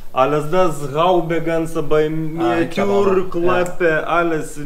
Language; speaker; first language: German; non-native, learner; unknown